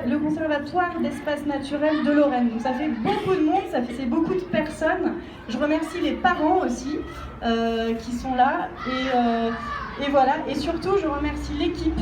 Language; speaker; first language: French; native; French